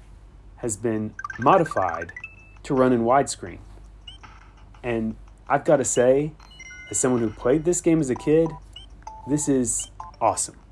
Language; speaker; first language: English; native; English